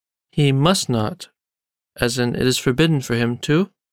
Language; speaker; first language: English; native; English